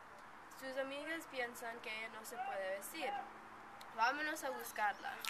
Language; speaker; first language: Spanish; non-native, learner; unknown